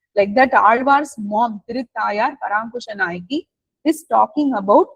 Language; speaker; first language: English; non-native, local second language; Tamil